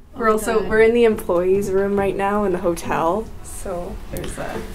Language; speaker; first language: English; native; English